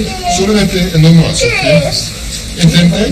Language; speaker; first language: Spanish; non-native, learner; English